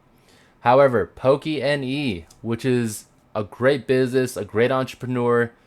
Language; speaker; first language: English; native; English